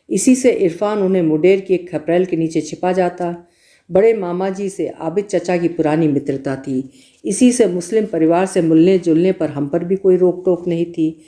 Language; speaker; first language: Hindi; native; Hindi